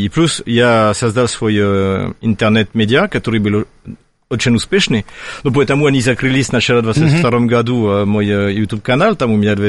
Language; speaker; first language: Russian; non-native, fluent; French